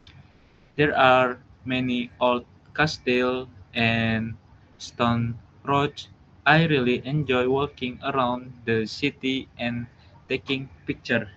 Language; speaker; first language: English; non-native, learner; Indonesian